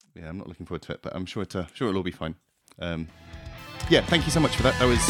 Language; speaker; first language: English; native; English